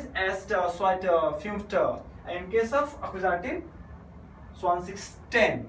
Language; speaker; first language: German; non-native, fluent; Hindi